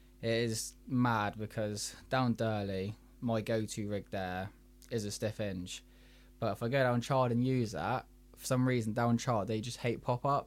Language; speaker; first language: English; native; English